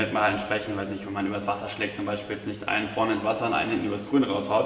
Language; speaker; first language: German; native; German